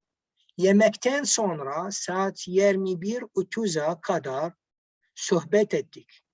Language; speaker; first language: Turkish; non-native, fluent; Arabic